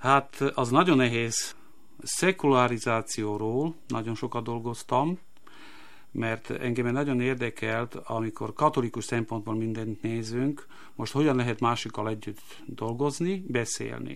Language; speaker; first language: Hungarian; non-native, local second language; Slovak